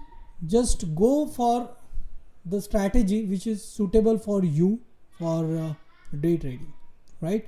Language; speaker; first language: English; non-native, local second language; Hindi